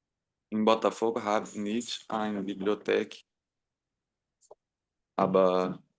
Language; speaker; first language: German; non-native, learner; Portuguese